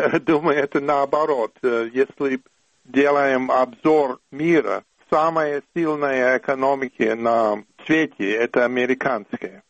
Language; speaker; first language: Russian; non-native, fluent; English